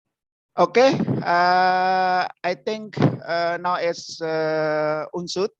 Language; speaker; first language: English; non-native, learner; Indonesian